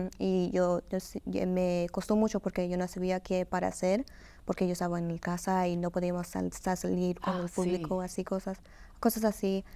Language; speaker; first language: Spanish; early bilingual, heritage; Spanish